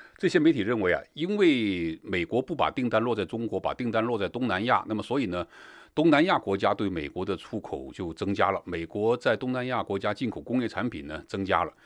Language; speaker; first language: Chinese; native; Chinese